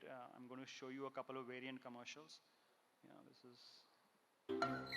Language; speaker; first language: English; non-native, local second language; Hindi